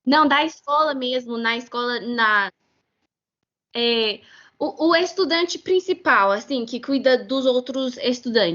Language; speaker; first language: Portuguese; non-native, fluent; English